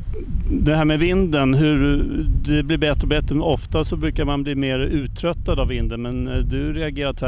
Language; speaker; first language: Swedish; native; Swedish